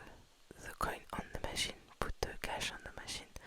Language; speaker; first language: English; non-native, fluent; French